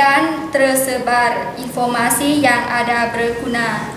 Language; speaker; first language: Indonesian; non-native, learner; Lao